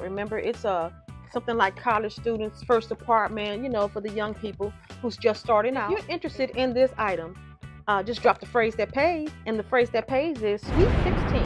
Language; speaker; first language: English; native; English